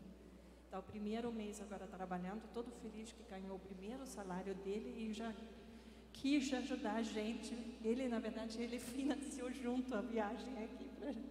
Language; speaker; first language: Portuguese; non-native, fluent; German